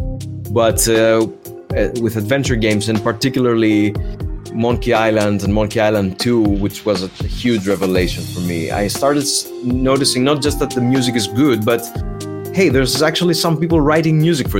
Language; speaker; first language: English; non-native, fluent; Greek